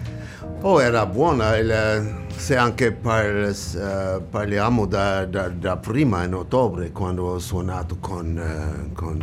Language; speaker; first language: Italian; non-native, learner; English